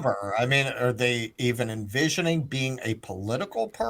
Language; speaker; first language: English; native; English